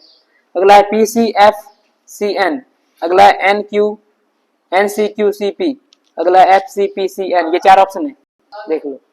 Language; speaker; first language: Hindi; native; Hindi